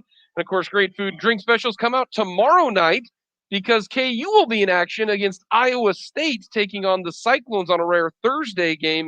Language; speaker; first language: English; native; English